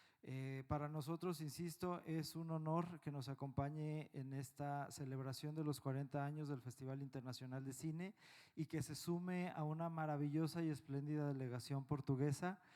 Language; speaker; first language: Spanish; native; Spanish